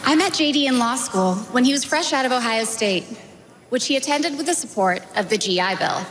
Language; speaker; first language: English; native; English